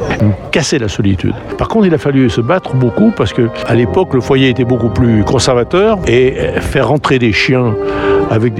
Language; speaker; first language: French; native; French